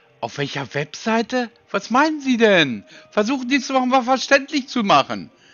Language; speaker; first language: German; native; German